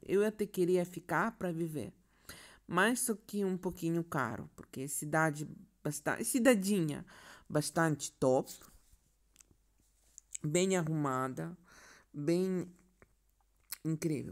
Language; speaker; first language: Portuguese; non-native, learner; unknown